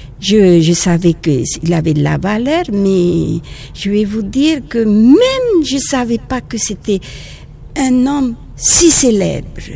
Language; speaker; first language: French; non-native, local second language; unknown